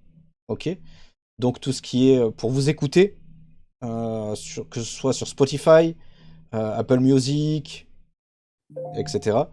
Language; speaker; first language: French; native; French